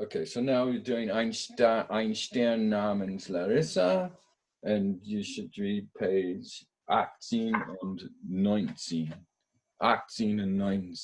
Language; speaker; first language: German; non-native, fluent; English